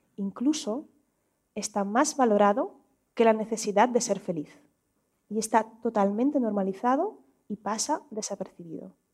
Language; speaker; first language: Spanish; non-native, fluent; Russian